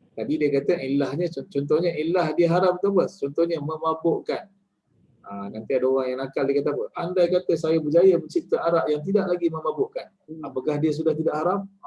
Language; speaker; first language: Malay; native; Malay